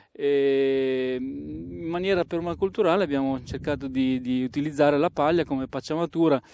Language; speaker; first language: Italian; native; Italian